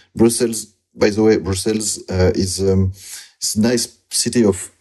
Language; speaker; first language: English; non-native, learner; French